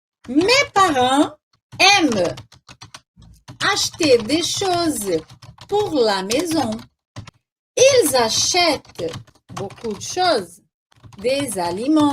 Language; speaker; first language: French; non-native, fluent; Portuguese